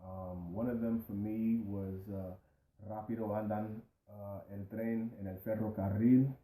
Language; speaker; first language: Spanish; non-native, fluent; English